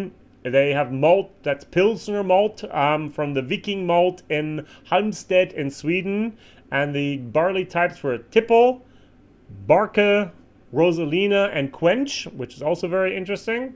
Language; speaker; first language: English; native; English